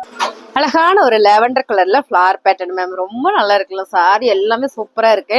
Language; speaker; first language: Tamil; native; Tamil